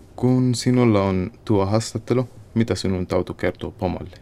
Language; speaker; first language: Finnish; non-native, fluent; Arabic